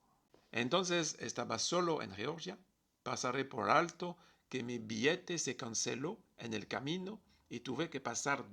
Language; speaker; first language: Spanish; non-native, fluent; French